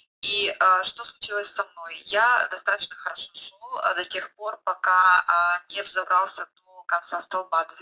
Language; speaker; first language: Russian; native; Russian